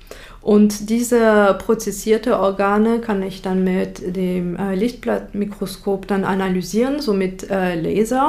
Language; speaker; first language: German; non-native, fluent; French